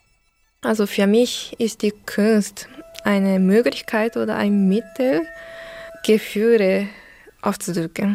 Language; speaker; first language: German; non-native, learner; Japanese